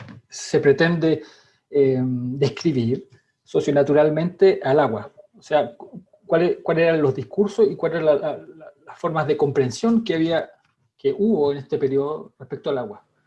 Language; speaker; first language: Spanish; native; Spanish